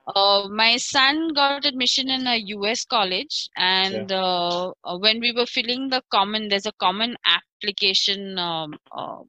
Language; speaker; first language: English; non-native, local second language; Marathi